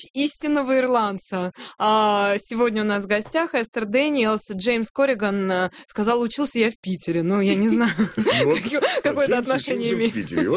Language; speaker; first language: Russian; native; Russian